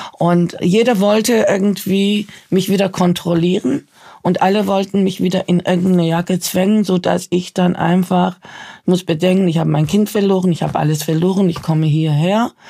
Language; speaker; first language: German; early bilingual, other home language; Turkish